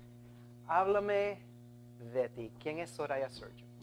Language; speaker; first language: Spanish; early bilingual, heritage; Spanish